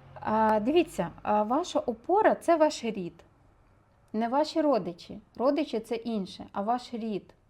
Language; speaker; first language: Ukrainian; non-native, local second language; Russian